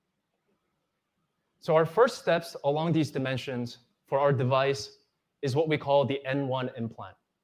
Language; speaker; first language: English; non-native, fluent; Korean